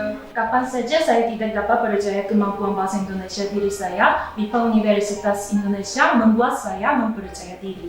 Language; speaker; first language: Indonesian; non-native, fluent; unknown